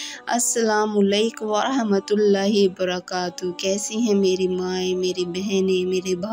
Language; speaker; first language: Urdu; native; Urdu